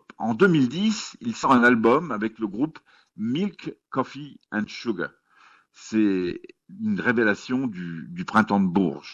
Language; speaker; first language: French; native; French